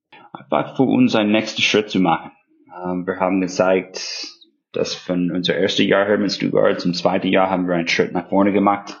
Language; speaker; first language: German; non-native, fluent; English